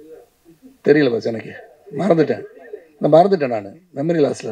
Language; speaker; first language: Tamil; native; Tamil